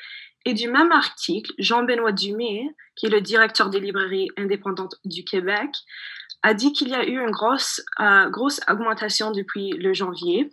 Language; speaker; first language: French; non-native, fluent; English